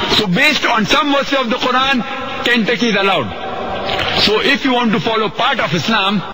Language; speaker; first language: English; non-native, local second language; Urdu